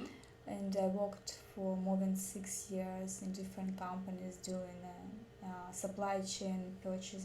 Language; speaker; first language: English; non-native, learner; Russian